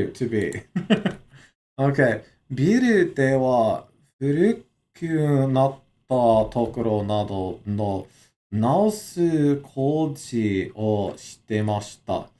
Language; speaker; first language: Japanese; non-native, learner; English